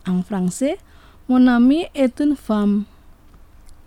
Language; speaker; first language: French; non-native, fluent; Indonesian